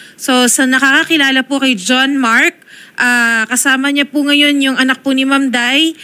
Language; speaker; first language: Filipino; native; Filipino